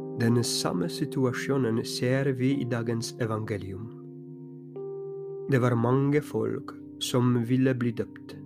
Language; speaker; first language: Norwegian; non-native, fluent; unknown